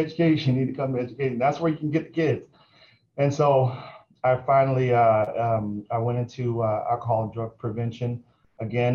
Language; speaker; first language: English; native; English